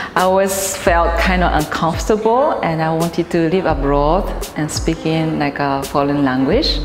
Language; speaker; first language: English; non-native, fluent; Japanese